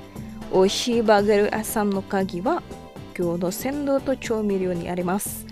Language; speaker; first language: Japanese; non-native, fluent; Indonesian